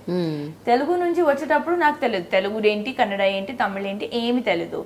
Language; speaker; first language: Telugu; non-native, local second language; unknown